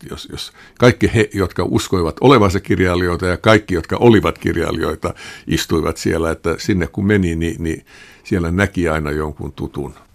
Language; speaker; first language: Finnish; non-native, local second language; Swedish